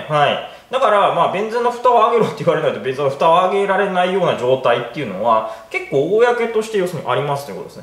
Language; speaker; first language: Japanese; native; Japanese